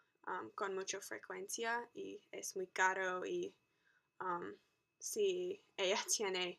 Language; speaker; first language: Spanish; non-native, learner; English